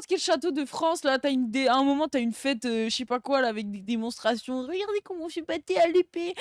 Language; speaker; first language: French; native; French